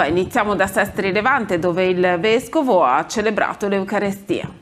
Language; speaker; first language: Italian; native; Italian